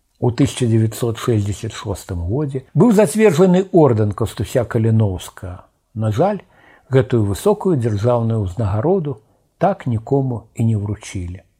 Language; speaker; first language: Belarusian; native; Belarusian